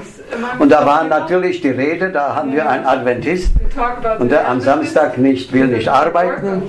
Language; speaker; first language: German; non-native, fluent; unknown